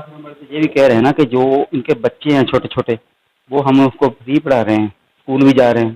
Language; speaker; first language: Hindi; non-native, local second language; Punjabi